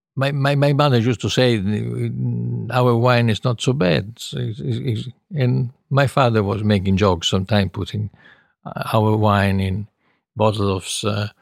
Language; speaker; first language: English; non-native, fluent; Italian